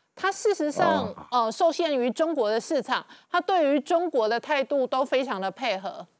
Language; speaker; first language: Chinese; native; Chinese